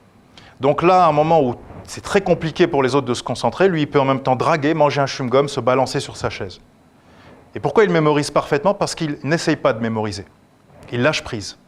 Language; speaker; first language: French; native; French